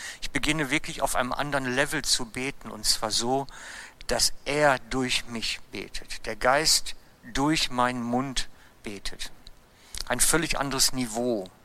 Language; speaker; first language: German; native; German